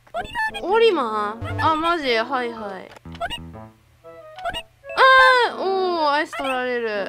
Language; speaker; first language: Japanese; native; Japanese